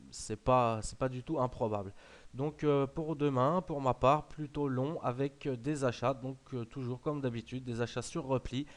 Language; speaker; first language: French; native; French